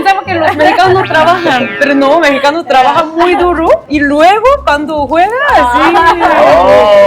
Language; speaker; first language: Spanish; non-native, fluent; Korean